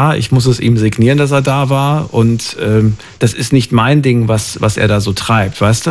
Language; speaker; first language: German; native; German